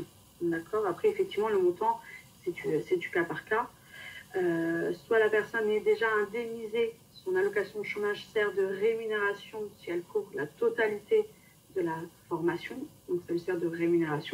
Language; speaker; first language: French; native; French